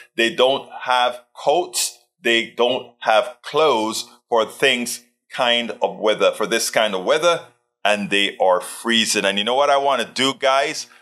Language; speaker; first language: English; native; English